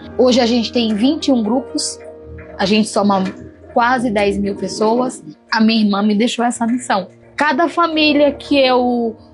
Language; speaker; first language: Portuguese; native; Portuguese